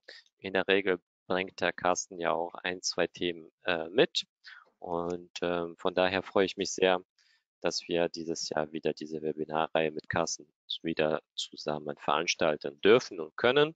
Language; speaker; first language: German; native; German